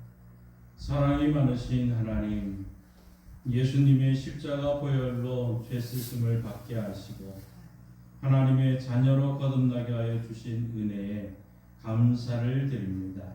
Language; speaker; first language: Korean; native; Korean